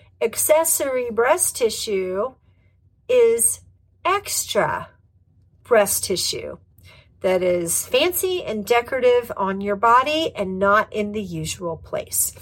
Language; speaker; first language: English; native; English